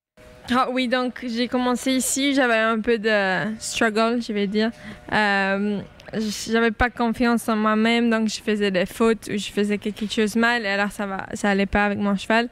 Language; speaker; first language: French; non-native, local second language; Dutch